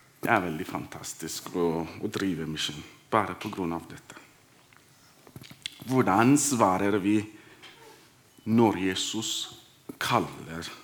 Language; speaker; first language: Norwegian; non-native, fluent; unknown